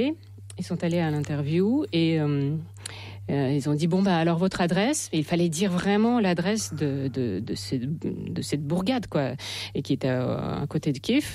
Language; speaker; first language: French; non-native, fluent; Ukrainian